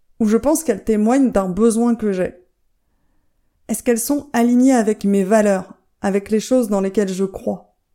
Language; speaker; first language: French; native; French